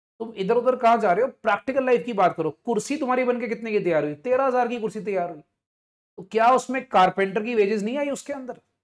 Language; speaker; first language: Hindi; non-native, local second language; Punjabi